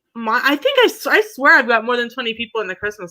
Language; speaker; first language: English; native; English